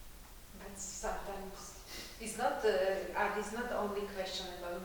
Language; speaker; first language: English; non-native, learner; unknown